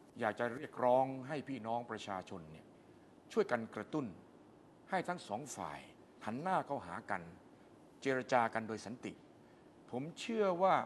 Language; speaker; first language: Thai; native; Thai